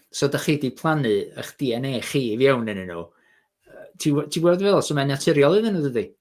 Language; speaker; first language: Welsh; native; Welsh